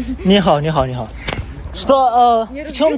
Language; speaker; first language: Russian; non-native, learner; Chinese